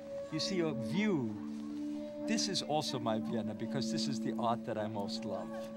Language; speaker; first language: English; early bilingual, other home language; German